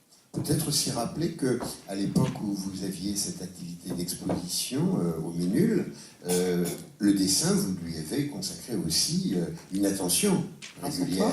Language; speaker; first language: French; native; French